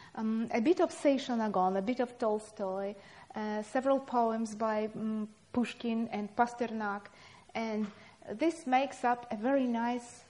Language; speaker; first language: English; non-native, fluent; Russian